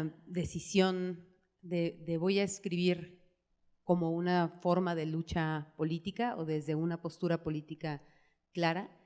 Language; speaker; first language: Spanish; native; Spanish